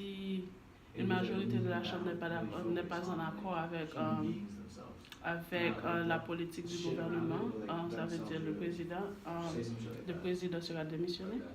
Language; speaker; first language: French; non-native, learner; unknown